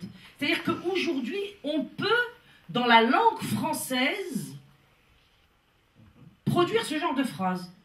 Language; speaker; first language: French; native; French